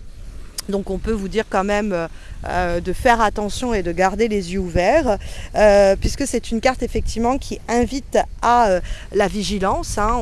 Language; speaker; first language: French; native; French